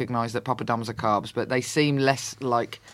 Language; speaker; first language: English; native; English